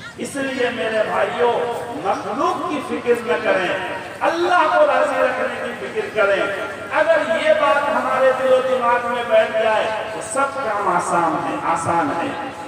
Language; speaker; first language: Urdu; non-native, local second language; Bangla